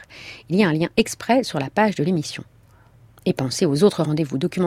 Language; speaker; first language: French; native; French